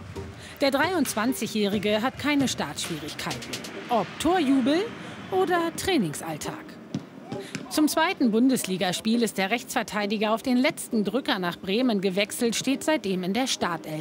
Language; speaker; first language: German; native; German